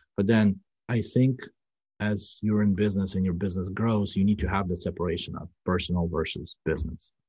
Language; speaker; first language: English; early bilingual, other home language; Russian